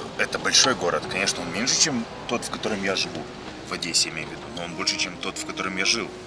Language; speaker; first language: Russian; native; Russian